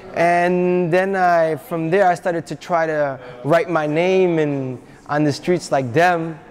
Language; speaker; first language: English; native; English